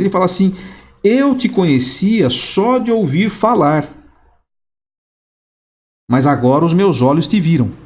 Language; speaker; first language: Portuguese; native; Portuguese